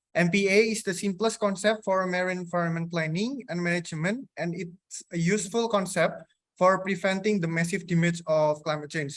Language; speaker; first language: English; non-native, fluent; Indonesian